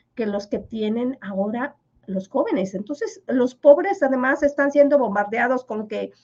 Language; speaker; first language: Spanish; non-native, local second language; Yucateco